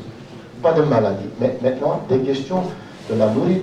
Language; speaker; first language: French; non-native, local second language; Dutch